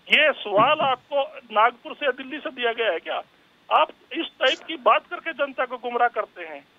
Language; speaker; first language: Hindi; native; Hindi